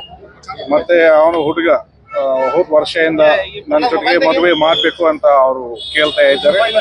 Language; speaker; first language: Kannada; non-native, fluent; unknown